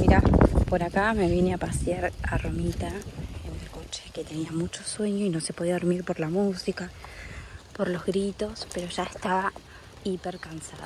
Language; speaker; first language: Spanish; native; Spanish